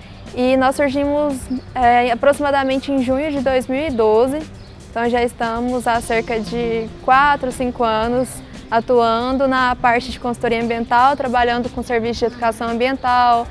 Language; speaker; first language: Portuguese; native; Portuguese